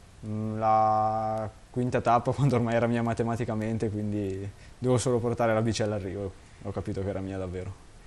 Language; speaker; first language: Italian; native; Italian